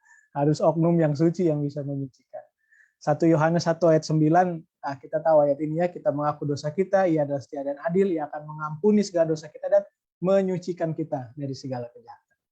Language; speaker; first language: Indonesian; native; Indonesian